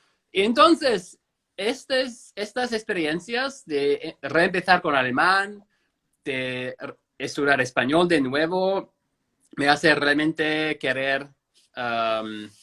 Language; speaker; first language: Spanish; non-native, fluent; English